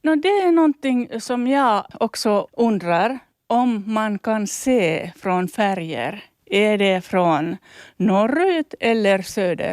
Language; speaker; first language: Swedish; non-native, local second language; Finnish